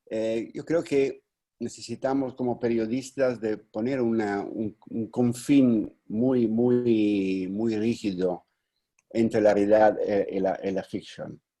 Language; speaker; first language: Spanish; non-native, fluent; Italian